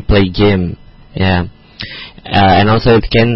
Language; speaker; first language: English; non-native, learner; Indonesian